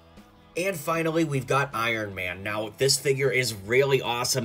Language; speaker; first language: English; native; English